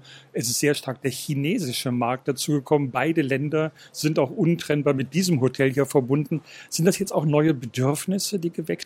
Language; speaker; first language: German; native; German